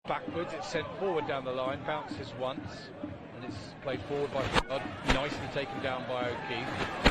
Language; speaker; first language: English; native; English